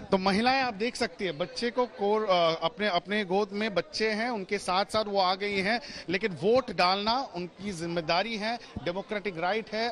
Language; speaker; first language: Hindi; non-native, local second language; Bangla